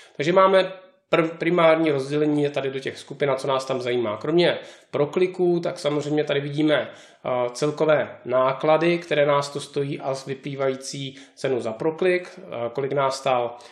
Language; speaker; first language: Czech; native; Czech